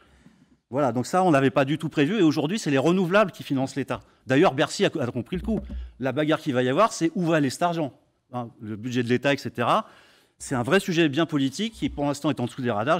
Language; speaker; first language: French; native; French